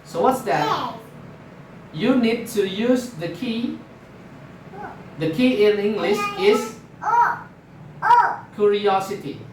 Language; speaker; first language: English; non-native, fluent; Indonesian